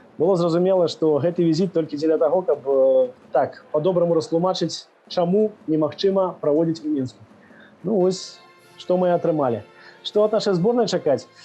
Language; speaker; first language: Belarusian; non-native, local second language; Russian